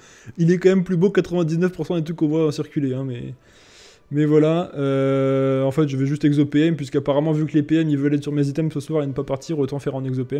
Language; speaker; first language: French; native; French